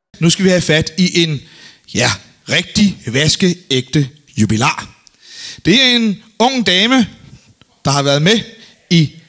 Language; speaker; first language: Danish; native; Danish